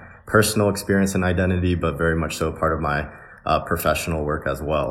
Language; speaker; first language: English; native; English